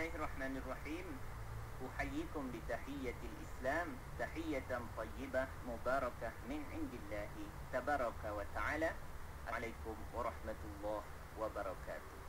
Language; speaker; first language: Arabic; non-native, fluent; Malay